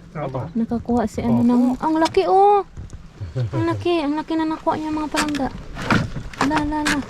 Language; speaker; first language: Filipino; non-native, local second language; Cebuano